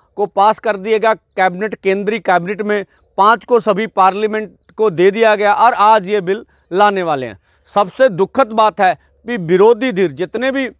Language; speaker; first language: Hindi; non-native, local second language; Punjabi